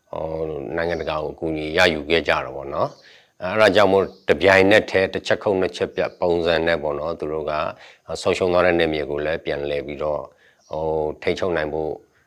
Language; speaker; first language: Burmese; non-native, local second language; S'gaw Karen